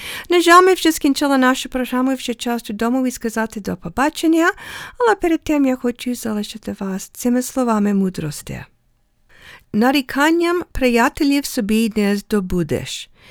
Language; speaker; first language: Ukrainian; early bilingual, heritage; Ukrainian